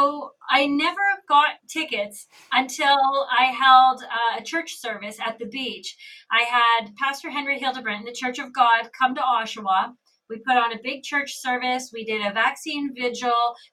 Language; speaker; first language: English; native; English